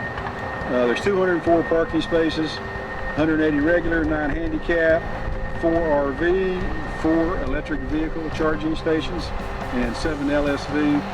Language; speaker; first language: English; native; English